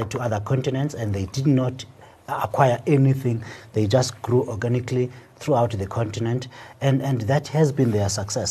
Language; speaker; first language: English; non-native, local second language; Xhosa